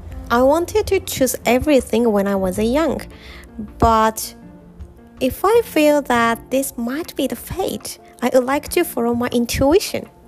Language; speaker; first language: English; non-native, fluent; Japanese